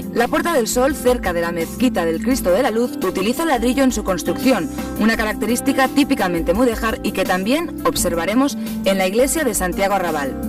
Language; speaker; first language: Spanish; native; Spanish